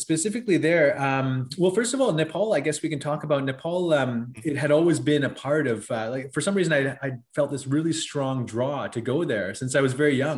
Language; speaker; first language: English; native; English